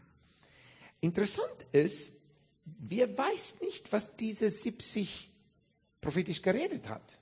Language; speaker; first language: German; non-native, fluent; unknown